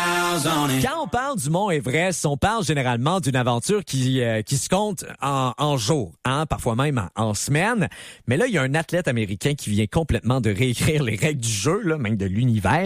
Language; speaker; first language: French; native; French